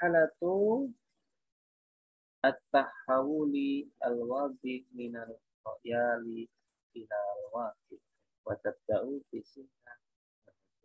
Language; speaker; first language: Arabic; non-native, learner; Indonesian